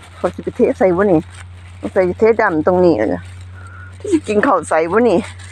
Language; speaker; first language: Thai; native; Thai